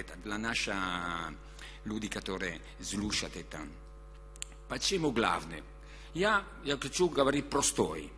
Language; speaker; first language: Russian; non-native, learner; Italian